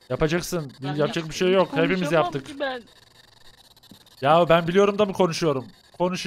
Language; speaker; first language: Turkish; native; Turkish